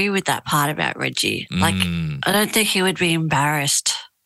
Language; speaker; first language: English; native; English